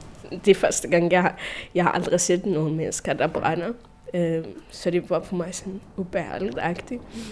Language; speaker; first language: Danish; non-native, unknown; Tigrinya